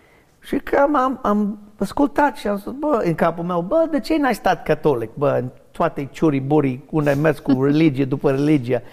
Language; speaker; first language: Romanian; non-native, learner; English